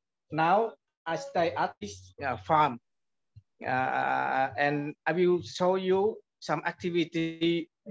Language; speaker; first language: English; non-native, learner; Vietnamese